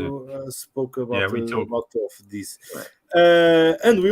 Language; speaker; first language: English; non-native, learner; Portuguese